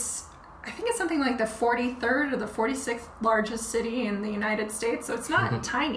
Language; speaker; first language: English; native; English